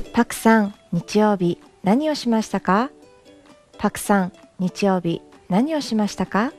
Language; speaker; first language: Japanese; non-native, fluent; Mongolian